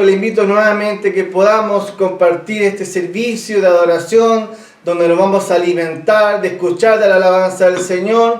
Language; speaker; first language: Spanish; native; Spanish